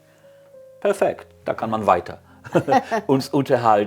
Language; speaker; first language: German; non-native, fluent; Polish